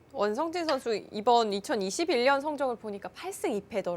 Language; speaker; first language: Korean; native; Korean